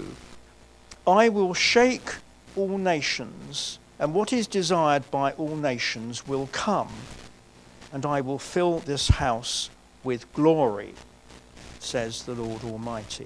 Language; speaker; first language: English; native; English